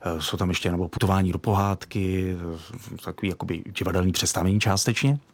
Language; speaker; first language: Czech; native; Czech